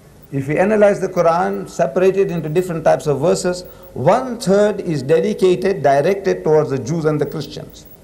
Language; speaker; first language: English; early bilingual, other home language; Gujarati